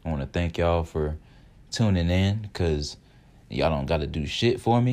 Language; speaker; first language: English; native; English